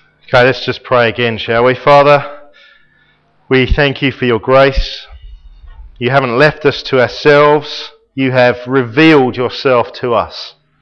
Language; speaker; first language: English; native; English